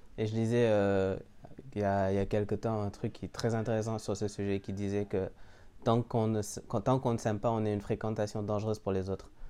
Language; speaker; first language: French; native; French